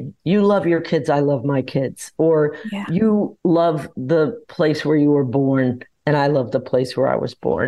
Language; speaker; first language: English; native; English